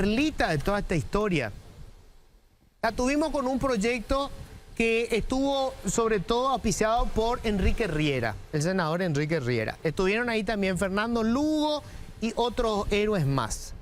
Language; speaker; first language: Spanish; native; Spanish